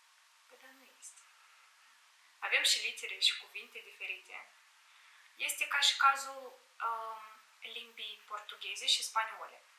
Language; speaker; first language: Romanian; non-native, fluent; Ukrainian